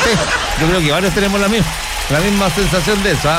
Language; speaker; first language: Spanish; native; Spanish